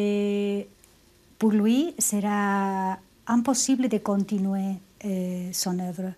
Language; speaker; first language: French; non-native, fluent; Spanish